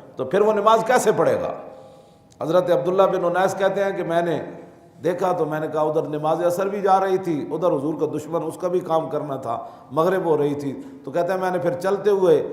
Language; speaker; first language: Urdu; non-native, local second language; Punjabi